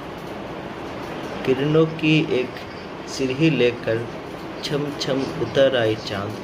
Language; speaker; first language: Urdu; non-native, learner; Bangla